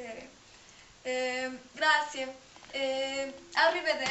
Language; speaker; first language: Italian; non-native, learner; Spanish